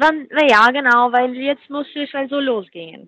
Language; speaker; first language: German; non-native, fluent; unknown